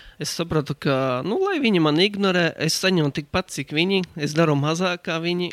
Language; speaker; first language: Latvian; native; Latvian